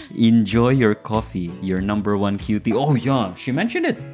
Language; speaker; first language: English; non-native, local second language; Cebuano